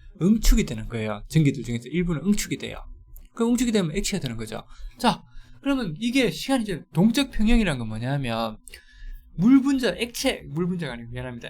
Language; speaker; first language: Korean; native; Korean